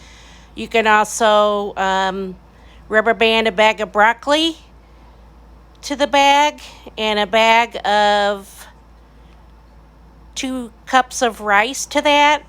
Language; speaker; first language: English; native; English